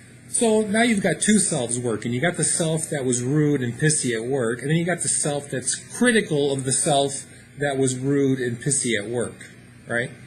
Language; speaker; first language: English; native; English